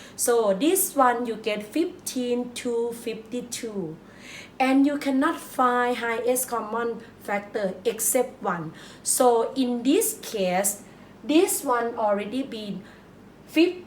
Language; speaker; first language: English; non-native, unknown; Thai